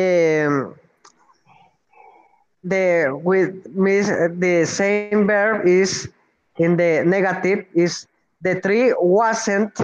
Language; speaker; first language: English; non-native, learner; Spanish